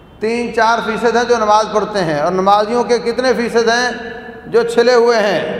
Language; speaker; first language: Urdu; native; Urdu